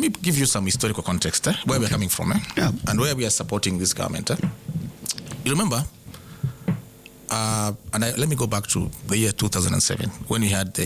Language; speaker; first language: English; non-native, local second language; Gusii